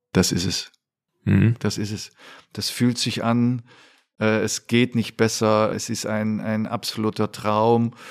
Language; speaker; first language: German; native; German